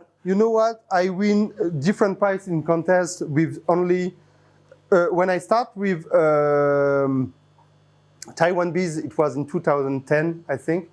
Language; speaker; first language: English; non-native, fluent; French